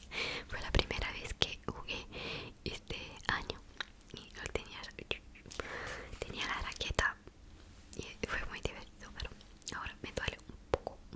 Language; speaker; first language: Spanish; non-native, fluent; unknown